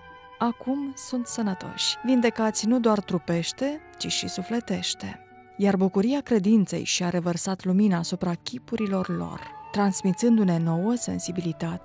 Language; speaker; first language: Romanian; native; Romanian